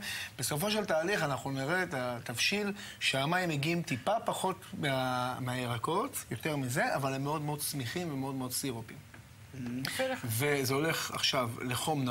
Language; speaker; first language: Hebrew; native; Hebrew